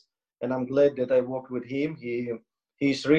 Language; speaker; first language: English; non-native, learner; Ukrainian